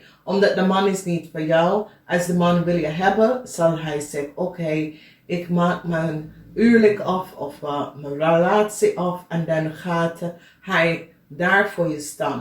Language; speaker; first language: Dutch; non-native, fluent; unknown